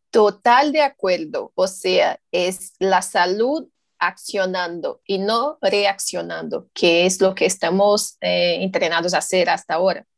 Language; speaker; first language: Spanish; non-native, fluent; Portuguese